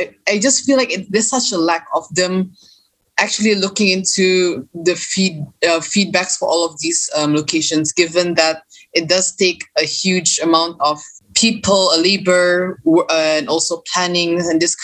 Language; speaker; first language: English; non-native, local second language; Malay